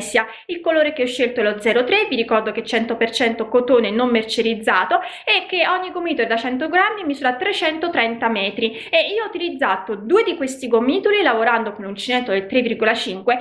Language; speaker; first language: Italian; native; Italian